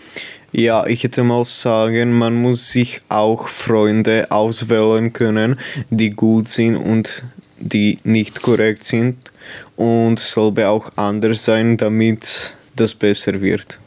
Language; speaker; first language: German; non-native, local second language; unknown